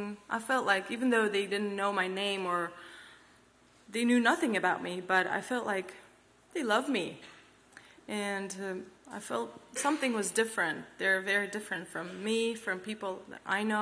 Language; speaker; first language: English; non-native, fluent; Kazakh